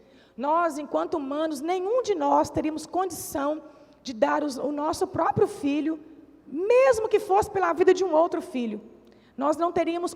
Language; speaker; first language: Portuguese; native; Portuguese